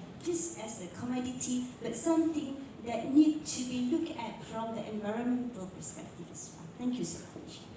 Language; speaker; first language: English; non-native, local second language; Malay